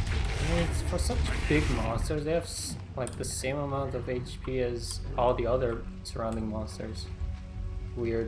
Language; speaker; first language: English; native; English